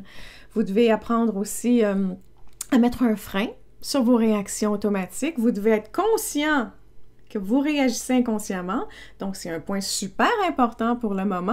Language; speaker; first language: French; native; French